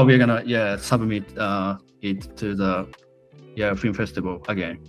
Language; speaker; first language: English; non-native, learner; Japanese